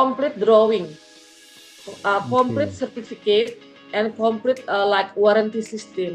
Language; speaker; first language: English; non-native, fluent; Indonesian